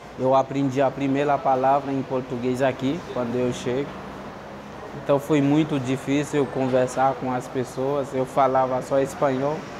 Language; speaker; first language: Portuguese; non-native, learner; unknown